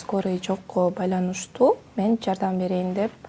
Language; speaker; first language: Russian; non-native, local second language; Kyrgyz